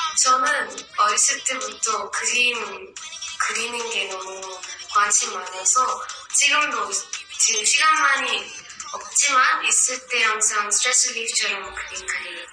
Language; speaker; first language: Korean; non-native, fluent; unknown